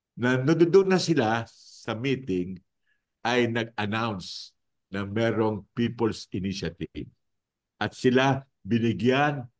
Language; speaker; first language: Filipino; non-native, local second language; Bikol